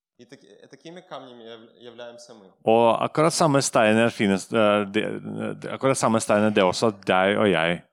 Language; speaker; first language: Norwegian; non-native, fluent; Russian